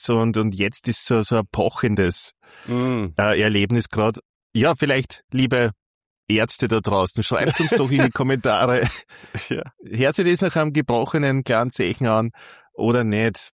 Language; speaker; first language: German; native; German